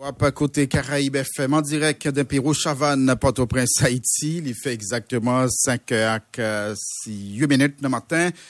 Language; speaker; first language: French; non-native, local second language; Haitian Creole